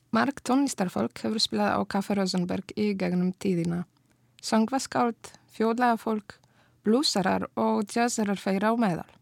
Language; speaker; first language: Icelandic; non-native, fluent; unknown